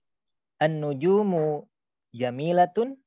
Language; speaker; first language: Arabic; non-native, learner; Indonesian